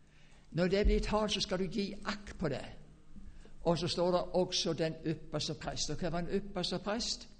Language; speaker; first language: Norwegian; native; Norwegian